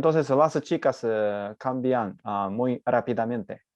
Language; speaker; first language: Spanish; non-native, learner; Japanese